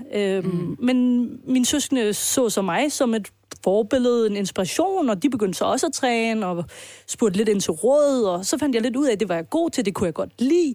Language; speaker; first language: Danish; early bilingual, other home language; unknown